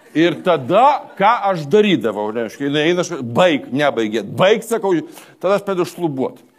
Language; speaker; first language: Lithuanian; native; Lithuanian